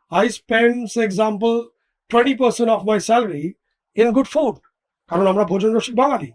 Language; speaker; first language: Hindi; non-native, local second language; Bangla